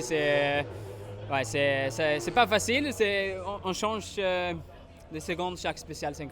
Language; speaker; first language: French; non-native, learner; Swedish